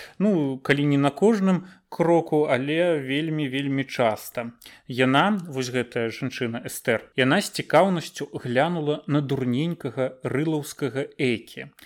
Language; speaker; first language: Belarusian; native; Belarusian